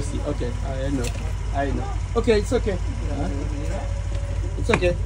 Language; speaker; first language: English; non-native, learner; French